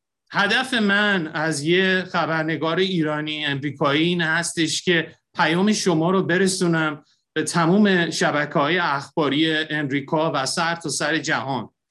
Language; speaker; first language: Persian; early bilingual, heritage; Persian